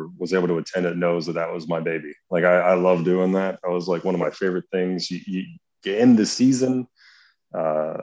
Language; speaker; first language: English; native; English